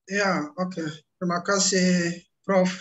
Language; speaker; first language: Indonesian; non-native, learner; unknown